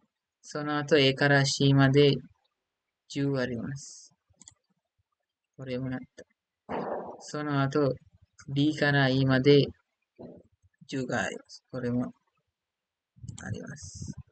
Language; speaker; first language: Japanese; non-native, learner; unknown